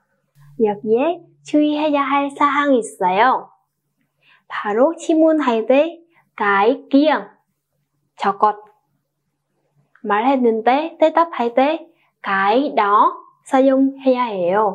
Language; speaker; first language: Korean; non-native, learner; Vietnamese